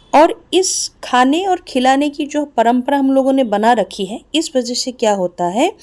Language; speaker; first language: Hindi; non-native, local second language; Assamese